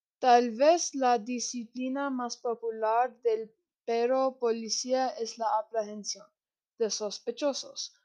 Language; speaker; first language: Spanish; non-native, learner; English